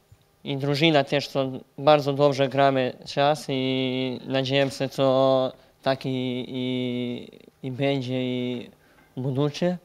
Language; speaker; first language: Polish; non-native, learner; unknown